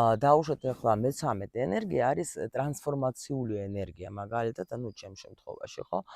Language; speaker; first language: Georgian; early bilingual, heritage; Russian